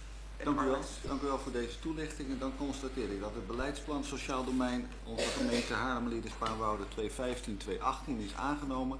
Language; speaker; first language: Dutch; native; Dutch